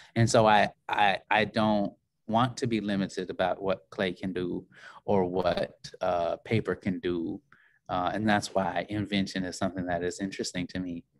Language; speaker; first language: English; native; English